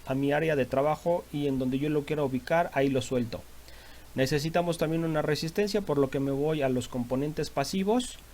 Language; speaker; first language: Spanish; native; Spanish